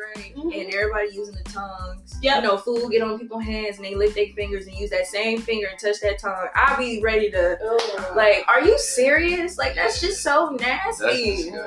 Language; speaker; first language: English; native; English